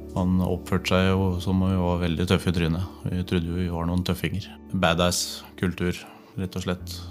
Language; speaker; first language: Norwegian; native; Norwegian